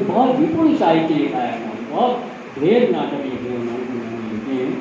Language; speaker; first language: Hindi; native; Hindi